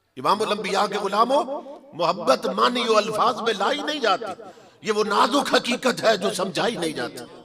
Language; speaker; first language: Urdu; non-native, local second language; Punjabi